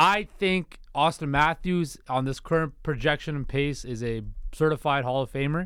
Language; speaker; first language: English; native; English